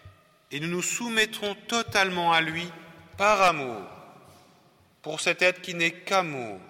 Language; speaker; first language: French; native; French